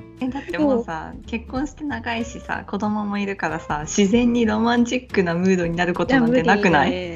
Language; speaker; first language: Japanese; native; Japanese